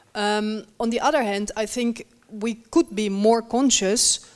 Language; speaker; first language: English; non-native, fluent; Dutch